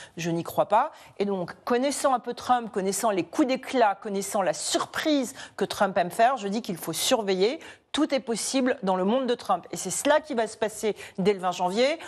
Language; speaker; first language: French; native; French